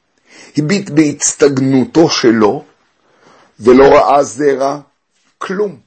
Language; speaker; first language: Hebrew; native; Hebrew